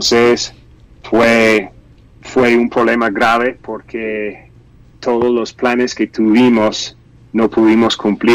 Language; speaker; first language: Spanish; non-native, fluent; English